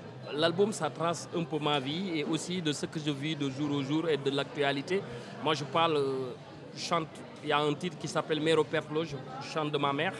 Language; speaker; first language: French; non-native, local second language; Wolof